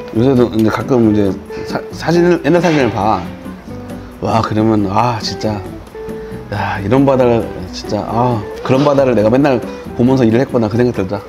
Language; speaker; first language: Korean; native; Korean